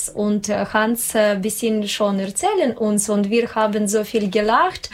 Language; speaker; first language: German; non-native, learner; Russian